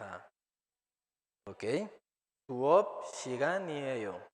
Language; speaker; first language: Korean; non-native, fluent; Spanish